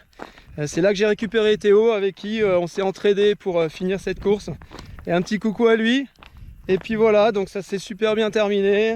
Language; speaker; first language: French; native; French